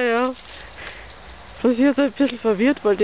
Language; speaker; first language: German; native; German